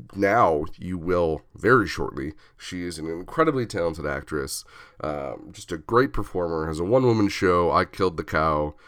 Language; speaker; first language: English; native; English